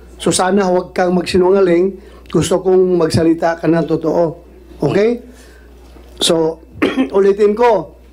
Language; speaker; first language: Filipino; non-native, local second language; Cebuano